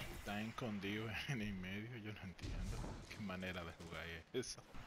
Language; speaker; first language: Spanish; native; Spanish